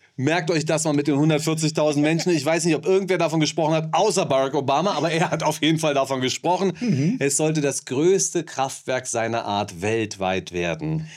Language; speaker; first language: German; native; German